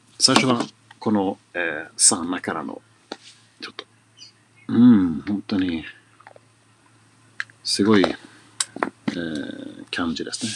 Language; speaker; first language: Japanese; non-native, learner; Swedish